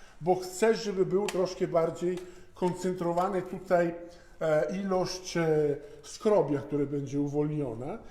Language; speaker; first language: Polish; non-native, fluent; Italian